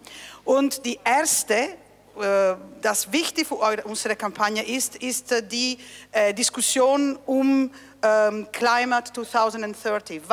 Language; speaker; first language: German; non-native, fluent; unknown